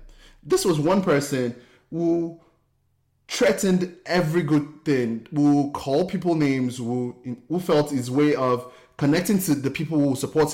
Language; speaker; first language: English; non-native, local second language; Yoruba